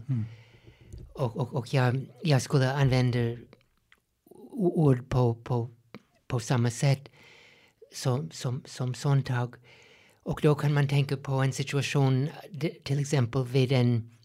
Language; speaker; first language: Swedish; non-native, fluent; English